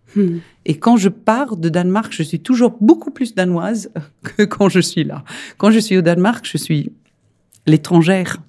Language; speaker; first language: French; non-native, fluent; Danish